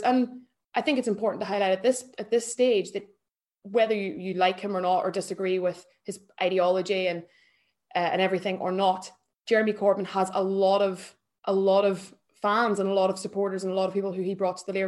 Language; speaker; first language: English; native; English